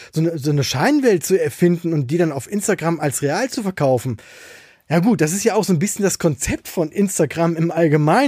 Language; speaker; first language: German; native; German